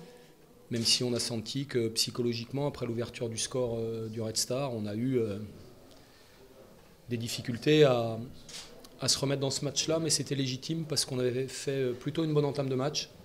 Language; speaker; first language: French; native; French